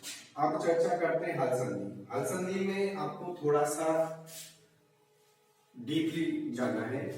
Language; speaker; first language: Hindi; native; Hindi